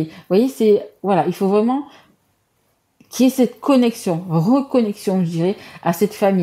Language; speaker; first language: French; native; French